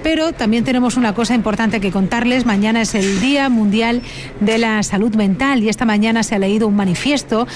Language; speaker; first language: Spanish; native; Spanish